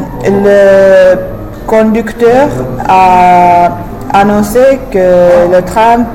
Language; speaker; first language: French; non-native, learner; English